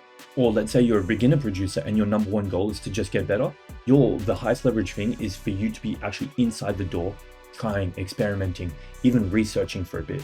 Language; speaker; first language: English; native; English